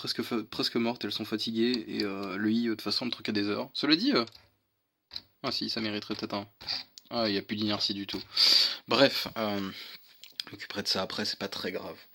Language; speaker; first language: French; native; French